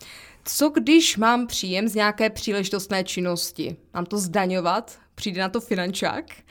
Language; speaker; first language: Czech; native; Czech